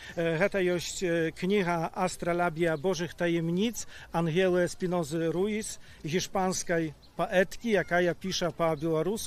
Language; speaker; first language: Polish; non-native, local second language; Belarusian